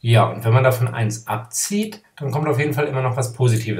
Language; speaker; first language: German; native; German